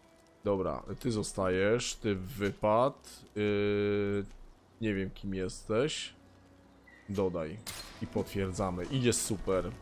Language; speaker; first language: Polish; native; Polish